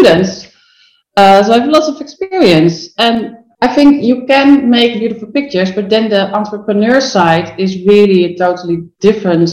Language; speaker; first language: English; non-native, fluent; Dutch